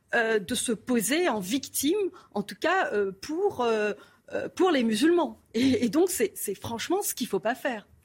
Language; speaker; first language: French; non-native, local second language; Arabic